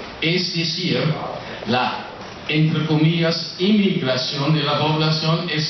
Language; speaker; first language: Spanish; non-native, fluent; German